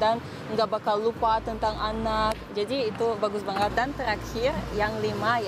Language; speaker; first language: Indonesian; non-native, fluent; Russian